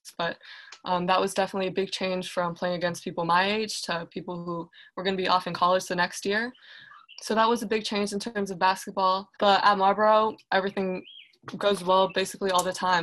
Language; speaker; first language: English; native; English